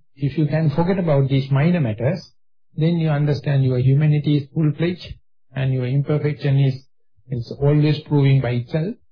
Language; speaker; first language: English; non-native, local second language; Sinhala